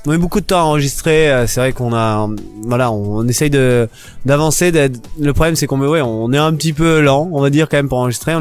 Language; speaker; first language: French; native; French